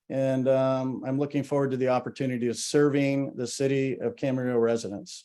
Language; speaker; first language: English; native; English